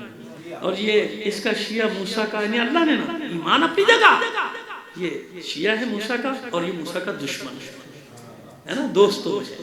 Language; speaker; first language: Urdu; native; Urdu